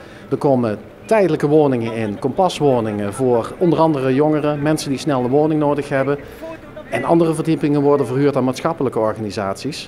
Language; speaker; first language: Dutch; native; Dutch